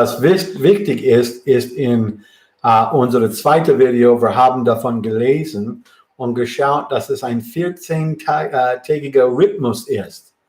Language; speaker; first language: German; non-native, fluent; English